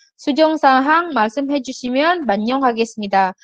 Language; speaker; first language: Korean; non-native, fluent; Indonesian